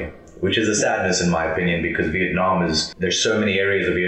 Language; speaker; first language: English; native; English